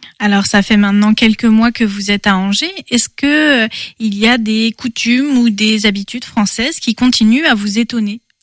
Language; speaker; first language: French; native; French